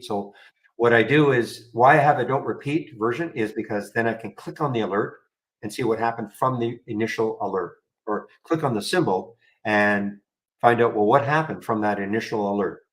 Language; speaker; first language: English; native; English